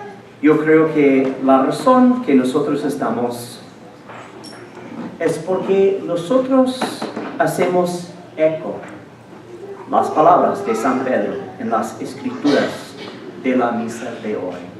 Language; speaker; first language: Spanish; non-native, fluent; English